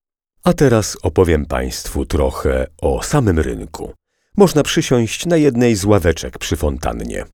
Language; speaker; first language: Polish; native; Polish